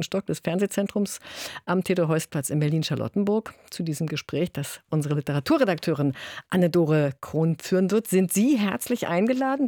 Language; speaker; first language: German; native; German